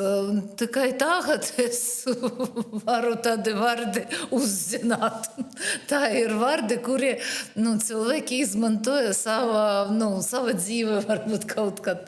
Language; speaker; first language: Latvian; non-native, learner; Russian